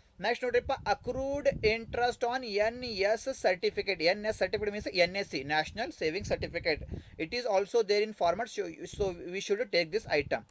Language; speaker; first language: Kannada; non-native, local second language; Urdu